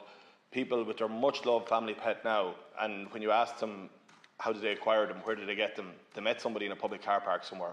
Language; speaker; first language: English; native; English